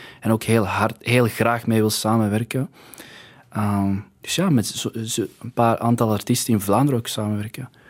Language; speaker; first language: Dutch; early bilingual, other home language; Arabic